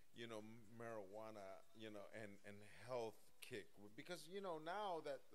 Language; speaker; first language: English; early bilingual, other home language; Spanish